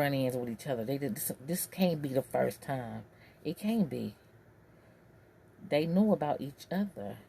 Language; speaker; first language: English; native; English